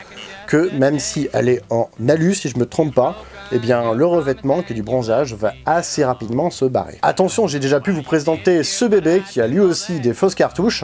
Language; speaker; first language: French; native; French